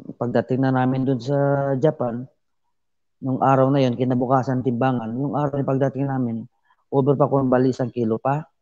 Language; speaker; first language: Filipino; non-native, local second language; Cebuano